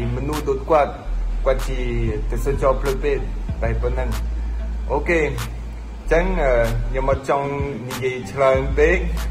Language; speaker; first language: Khmer; non-native, fluent; French